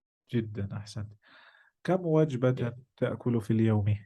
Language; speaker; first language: Arabic; non-native, fluent; English